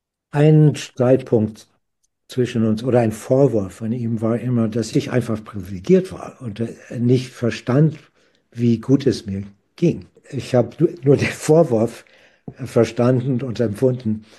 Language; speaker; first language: German; non-native, fluent; English